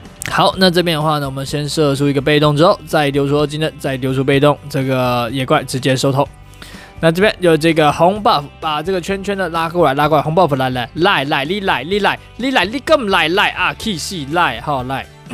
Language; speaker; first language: Chinese; native; Chinese